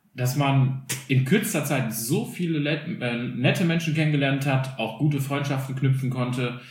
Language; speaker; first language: German; early bilingual, other home language; Albanian